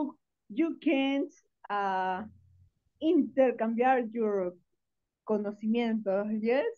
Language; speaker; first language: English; non-native, learner; Spanish